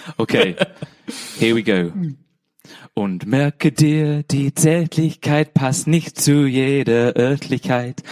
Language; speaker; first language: German; non-native, fluent; English